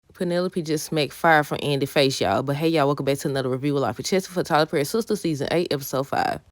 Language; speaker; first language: English; native; English